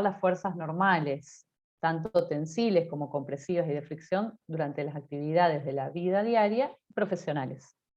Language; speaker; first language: Spanish; native; Spanish